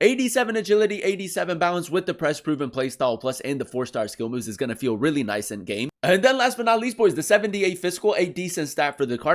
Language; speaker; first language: English; native; English